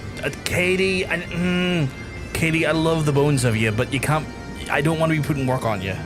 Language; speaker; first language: English; native; English